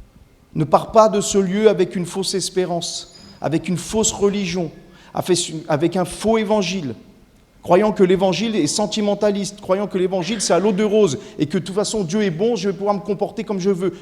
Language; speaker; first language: French; native; French